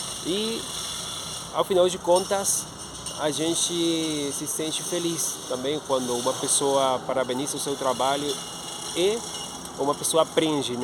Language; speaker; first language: Portuguese; non-native, fluent; Spanish